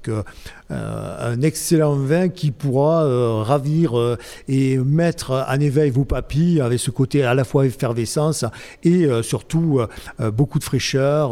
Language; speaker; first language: French; native; French